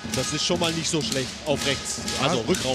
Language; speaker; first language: German; native; German